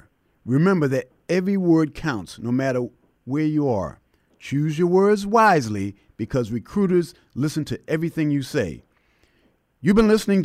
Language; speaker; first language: English; native; English